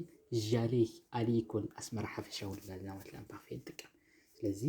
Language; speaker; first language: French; non-native, fluent; Tigrinya